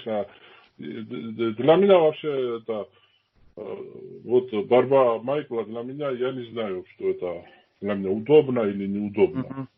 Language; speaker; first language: Russian; non-native, fluent; Georgian